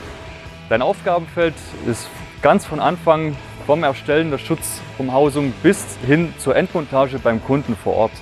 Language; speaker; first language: German; native; German